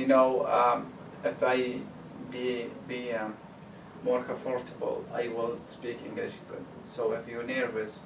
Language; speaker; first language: English; non-native, learner; Arabic